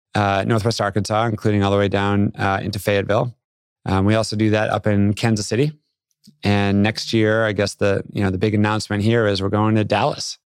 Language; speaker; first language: English; native; English